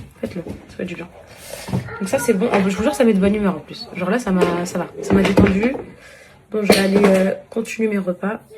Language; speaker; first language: French; native; French